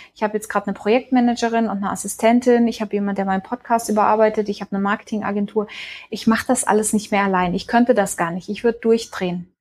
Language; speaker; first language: German; early bilingual, heritage; German